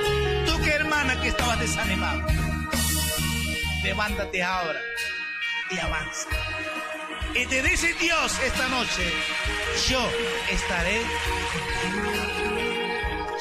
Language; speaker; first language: Spanish; native; Spanish